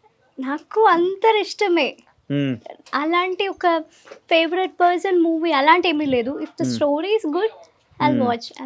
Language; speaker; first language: Telugu; non-native, learner; Malayalam